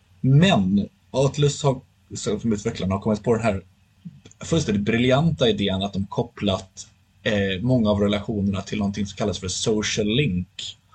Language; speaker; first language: Swedish; native; Swedish